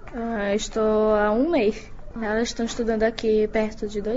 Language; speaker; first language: Portuguese; early bilingual, other home language; Chinese